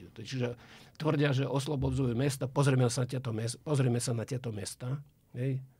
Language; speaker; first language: Slovak; non-native, fluent; Russian